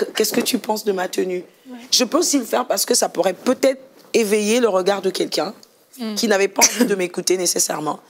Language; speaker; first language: French; non-native, local second language; Lingala